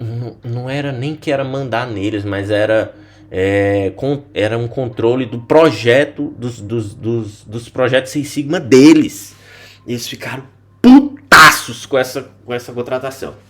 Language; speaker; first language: Portuguese; native; Portuguese